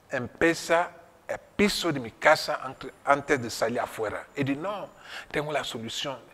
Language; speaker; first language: Spanish; non-native, fluent; French